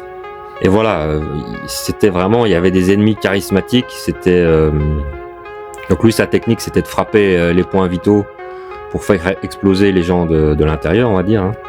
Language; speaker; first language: French; native; French